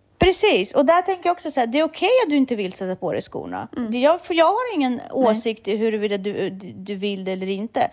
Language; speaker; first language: Swedish; early bilingual, other home language; Russian